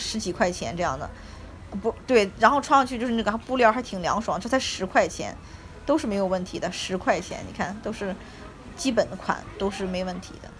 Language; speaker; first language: Chinese; native; Chinese